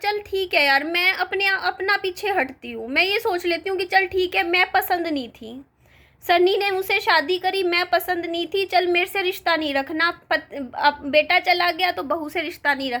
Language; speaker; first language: Hindi; native; Hindi